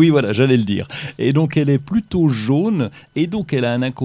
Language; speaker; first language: French; native; French